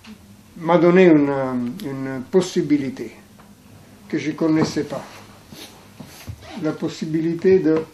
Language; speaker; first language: French; non-native, fluent; Italian